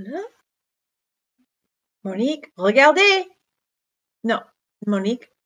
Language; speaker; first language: French; non-native, fluent; English